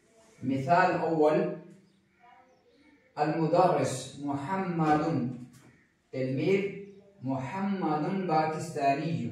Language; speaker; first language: Arabic; non-native, fluent; Urdu